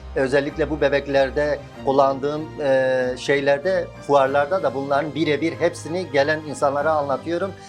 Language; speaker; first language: Turkish; native; Turkish